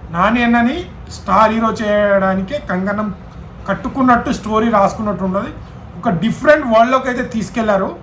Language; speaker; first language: Telugu; native; Telugu